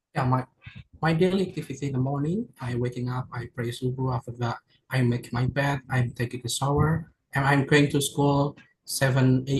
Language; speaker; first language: English; non-native, learner; Indonesian